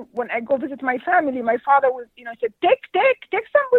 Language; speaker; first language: English; non-native, fluent; Arabic